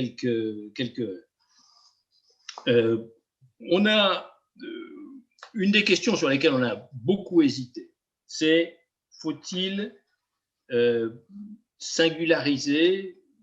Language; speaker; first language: French; native; French